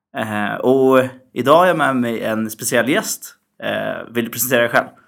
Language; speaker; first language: Swedish; early bilingual, other home language; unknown